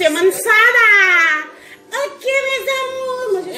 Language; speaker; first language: French; non-native, learner; Haitian Creole